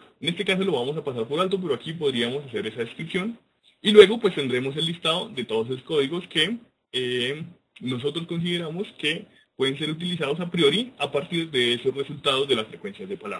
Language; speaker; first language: Spanish; native; Spanish